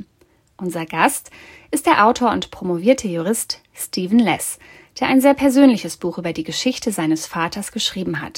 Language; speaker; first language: German; native; German